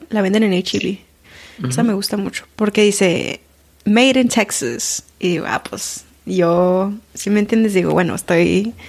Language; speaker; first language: Spanish; early bilingual, heritage; Spanish